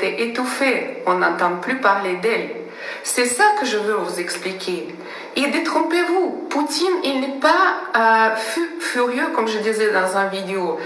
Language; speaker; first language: French; non-native, fluent; Russian